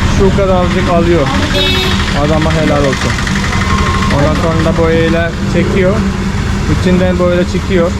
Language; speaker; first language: Turkish; non-native, fluent; Malayalam